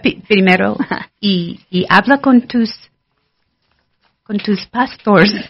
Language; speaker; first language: Spanish; non-native, learner; English